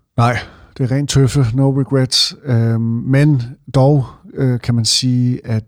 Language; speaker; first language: Danish; native; Danish